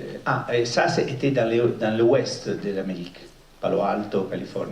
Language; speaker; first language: French; non-native, fluent; Italian